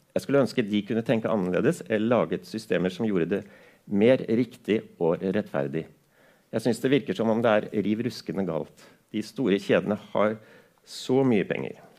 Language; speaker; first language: Norwegian; native; Norwegian